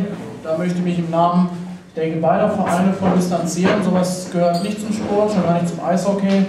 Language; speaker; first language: German; native; German